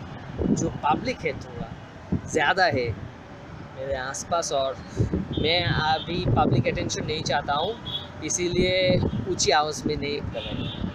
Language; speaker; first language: Hindi; non-native, learner; Bangla